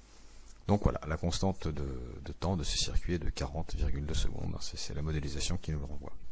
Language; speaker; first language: French; native; French